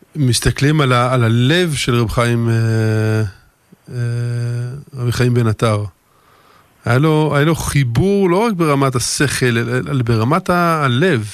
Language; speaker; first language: Hebrew; early bilingual, other home language; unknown